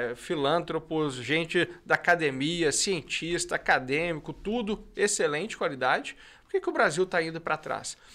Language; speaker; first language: Portuguese; native; Portuguese